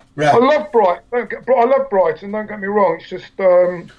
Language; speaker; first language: English; native; English